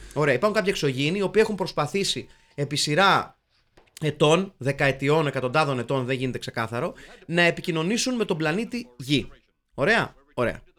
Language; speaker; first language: Greek; native; Greek